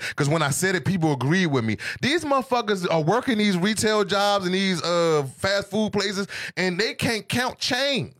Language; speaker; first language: English; native; English